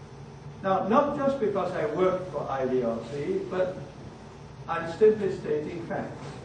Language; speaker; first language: English; native; English